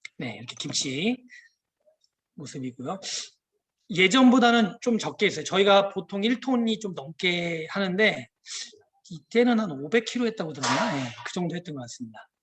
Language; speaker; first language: Korean; native; Korean